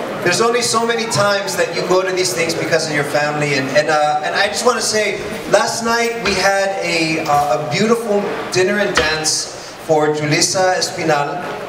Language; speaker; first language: English; early bilingual, other home language; Spanish